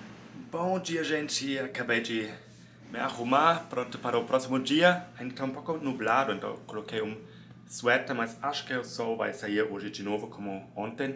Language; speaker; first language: Portuguese; non-native, fluent; German